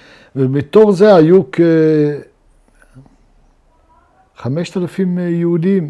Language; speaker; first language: Hebrew; non-native, fluent; Luxembourgish